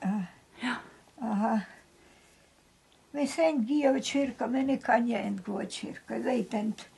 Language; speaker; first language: Swedish; early bilingual, heritage; Swedish